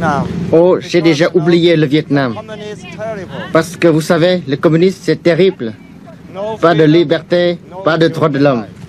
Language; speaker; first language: French; non-native, local second language; Vietnamese